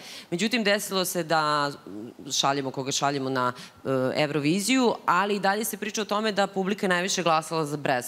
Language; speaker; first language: Serbian; native; Serbian